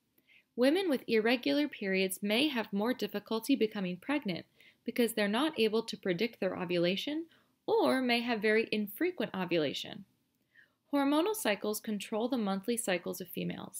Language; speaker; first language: English; native; English